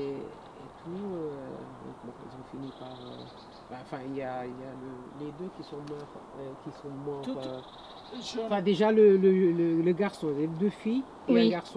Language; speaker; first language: French; non-native, fluent; Portuguese